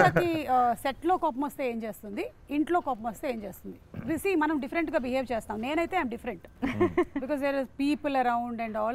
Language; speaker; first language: Telugu; native; Telugu